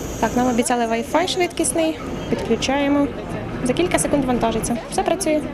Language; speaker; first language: Ukrainian; native; Ukrainian